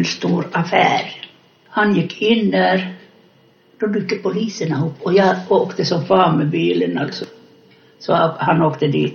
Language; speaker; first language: Swedish; non-native, fluent; Finnish